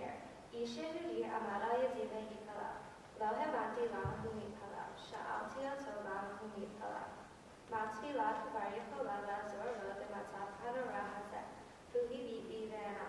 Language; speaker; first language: Hebrew; non-native, learner; English